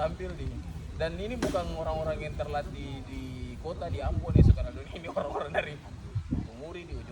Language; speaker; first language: Malay; native; Malay